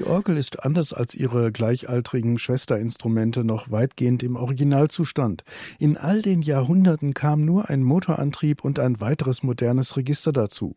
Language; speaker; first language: German; native; German